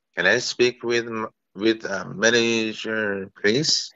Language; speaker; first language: English; non-native, learner; Korean